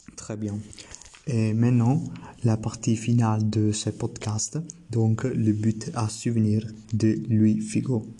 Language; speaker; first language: French; non-native, learner; Italian